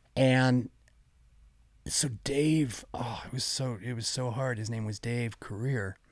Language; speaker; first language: English; native; English